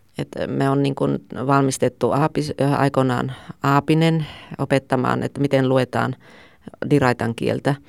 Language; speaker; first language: Finnish; native; Finnish